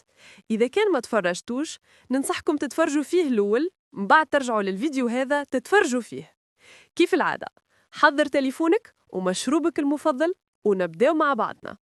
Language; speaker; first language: Arabic; native; Arabic